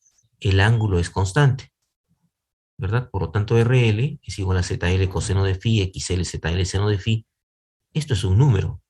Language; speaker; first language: Spanish; native; Spanish